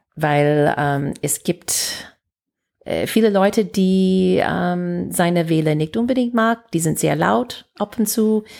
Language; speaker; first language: German; non-native, fluent; English